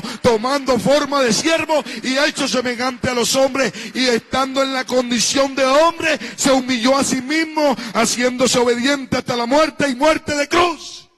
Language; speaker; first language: Spanish; native; Spanish